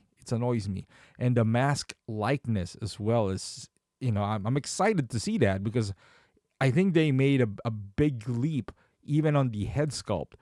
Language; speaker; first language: English; native; English